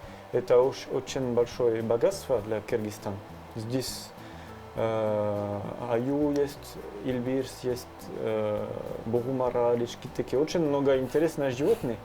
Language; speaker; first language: Russian; non-native, learner; French